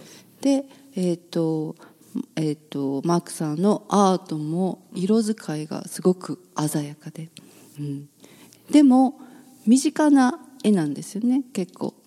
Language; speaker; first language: Japanese; native; Japanese